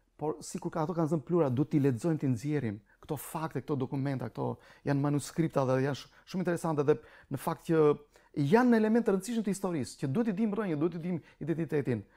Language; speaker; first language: Albanian; non-native, local second language; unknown